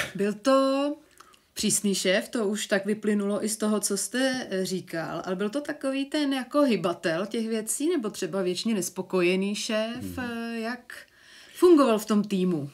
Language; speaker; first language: Czech; native; Czech